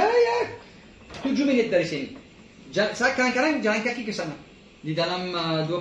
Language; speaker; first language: Indonesian; non-native, fluent; English